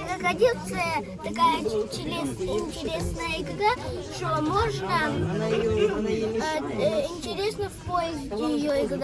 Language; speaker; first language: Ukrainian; non-native, local second language; Russian